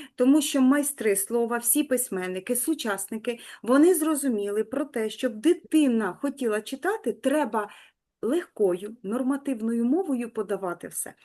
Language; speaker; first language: Ukrainian; native; Ukrainian